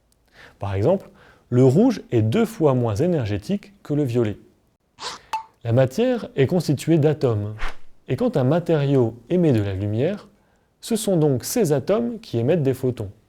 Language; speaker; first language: French; native; French